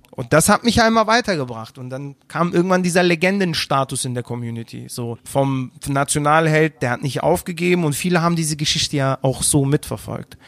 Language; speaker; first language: German; early bilingual, other home language; Turkish